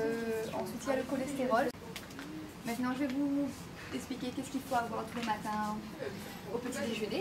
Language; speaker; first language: French; native; French